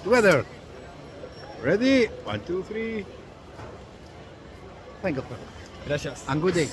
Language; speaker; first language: English; non-native, learner; Korean